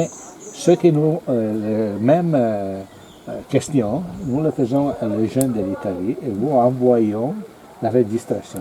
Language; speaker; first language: French; non-native, learner; Italian